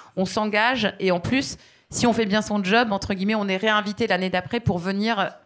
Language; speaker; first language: French; native; French